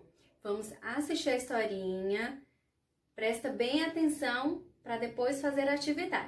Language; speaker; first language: Portuguese; native; Portuguese